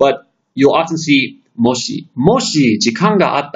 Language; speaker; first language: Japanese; non-native, fluent; English